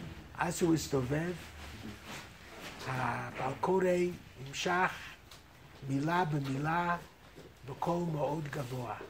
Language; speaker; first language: Hebrew; non-native, fluent; English